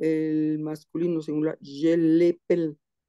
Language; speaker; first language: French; non-native, learner; Spanish